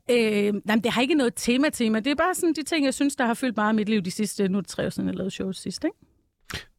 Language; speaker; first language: Danish; native; Danish